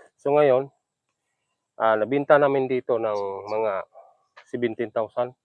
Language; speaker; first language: Filipino; non-native, local second language; Hiligaynon